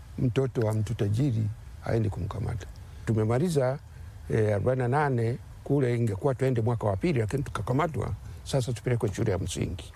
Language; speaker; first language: Swahili; non-native, local second language; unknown